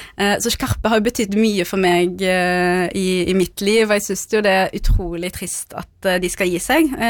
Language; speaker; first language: Norwegian; early bilingual, other home language; Arabic